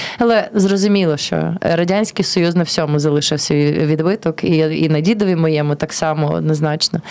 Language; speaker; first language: Ukrainian; early bilingual, heritage; Ukrainian